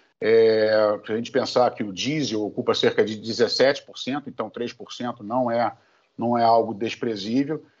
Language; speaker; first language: Portuguese; native; Portuguese